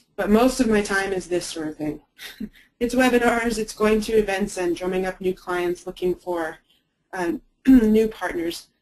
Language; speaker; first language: English; native; English